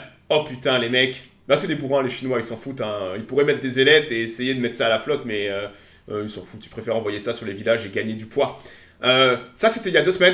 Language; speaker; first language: French; native; French